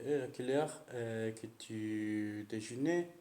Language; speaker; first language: French; non-native, learner; Spanish